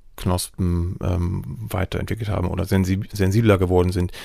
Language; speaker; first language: German; native; German